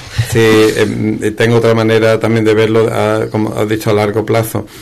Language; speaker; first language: Spanish; native; Spanish